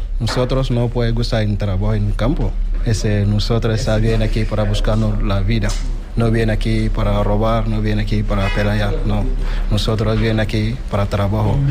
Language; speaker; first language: Spanish; non-native, learner; Wolof